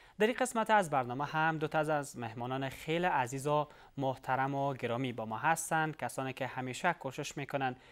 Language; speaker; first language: Persian; native; Persian